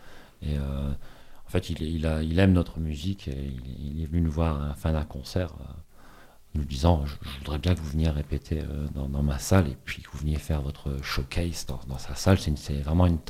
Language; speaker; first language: French; native; French